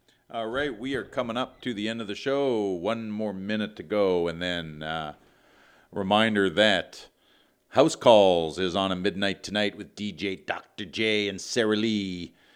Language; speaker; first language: English; early bilingual, other home language; French